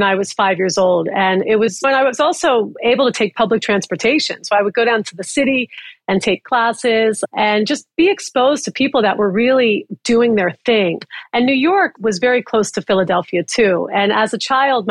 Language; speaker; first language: English; native; English